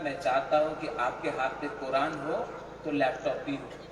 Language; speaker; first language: Hindi; non-native, local second language; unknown